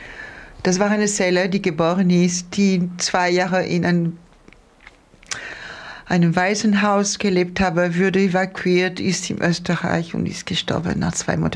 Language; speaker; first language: German; non-native, fluent; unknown